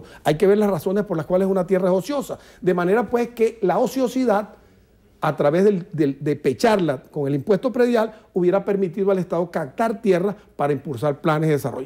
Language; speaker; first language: Spanish; native; Spanish